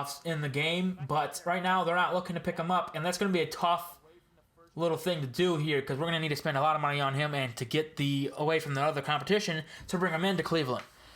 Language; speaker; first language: English; native; English